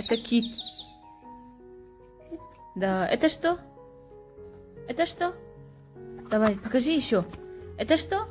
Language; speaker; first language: Russian; non-native, local second language; Tajik